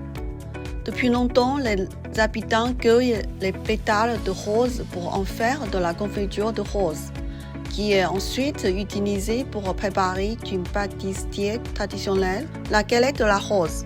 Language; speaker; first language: French; non-native, fluent; Chinese